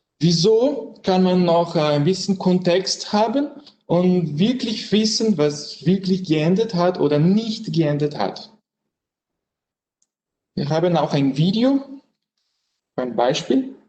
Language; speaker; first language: German; non-native, learner; French